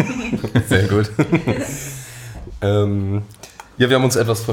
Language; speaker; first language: German; native; German